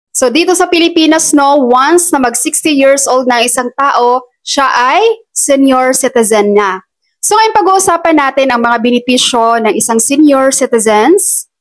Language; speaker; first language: Filipino; non-native, local second language; Cebuano